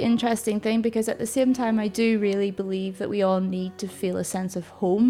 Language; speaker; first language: English; native; English